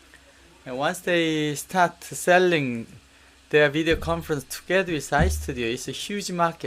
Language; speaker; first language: English; non-native, learner; Korean